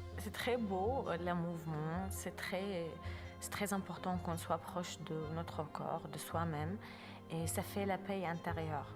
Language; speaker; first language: French; non-native, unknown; Arabic